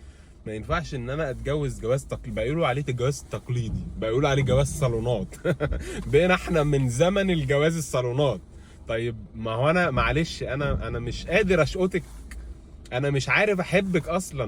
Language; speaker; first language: Arabic; native; Arabic